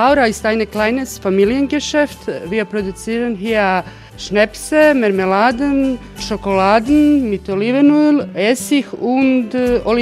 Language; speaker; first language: German; non-native, learner; Croatian